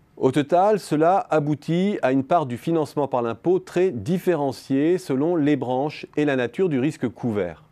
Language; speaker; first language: French; native; French